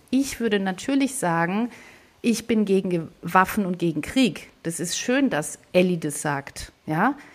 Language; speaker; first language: German; early bilingual, other home language; Greek